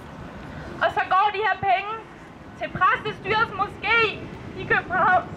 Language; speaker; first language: Danish; early bilingual, other home language; Persian